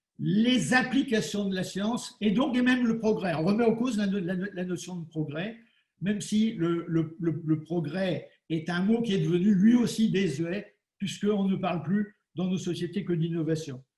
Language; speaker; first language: French; native; French